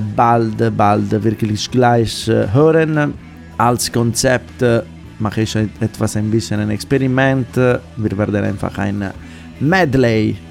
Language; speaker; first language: German; non-native, fluent; Italian